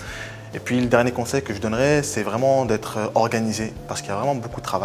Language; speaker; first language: French; native; French